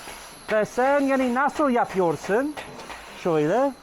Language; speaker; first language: Turkish; non-native, learner; English